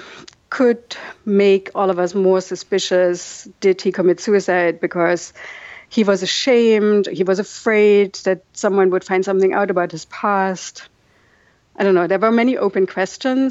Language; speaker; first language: English; non-native, fluent; German